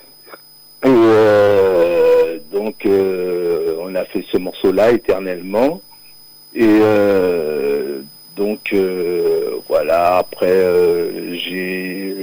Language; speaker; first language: French; native; French